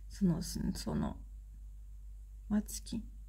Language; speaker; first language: Japanese; non-native, fluent; Ukrainian